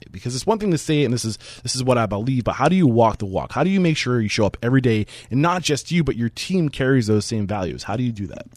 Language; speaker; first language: English; native; English